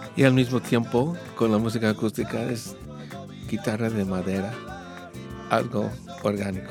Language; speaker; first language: Spanish; non-native, learner; English